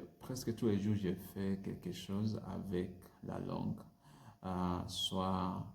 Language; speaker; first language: French; non-native, learner; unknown